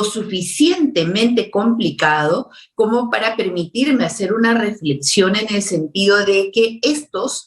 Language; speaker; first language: Spanish; native; Spanish